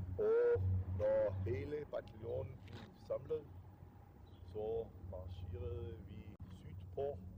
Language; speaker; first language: Danish; non-native, fluent; German